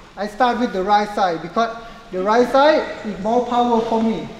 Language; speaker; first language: English; non-native, learner; Thai